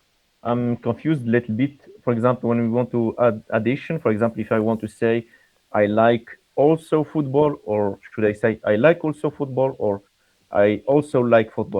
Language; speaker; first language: English; non-native, fluent; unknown